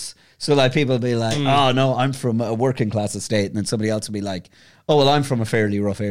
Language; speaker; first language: English; native; English